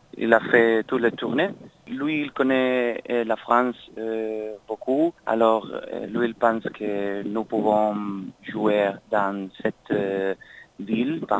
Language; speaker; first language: French; non-native, learner; Spanish